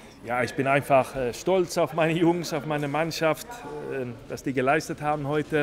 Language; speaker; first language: German; non-native, fluent; Swedish